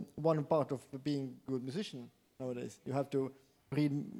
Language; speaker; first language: English; non-native, fluent; Estonian